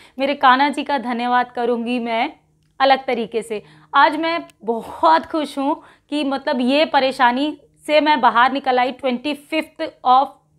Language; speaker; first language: Hindi; native; Hindi